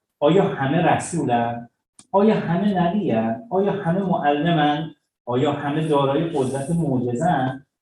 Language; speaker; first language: Persian; native; Persian